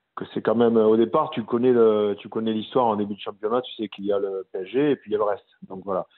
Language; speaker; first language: French; native; French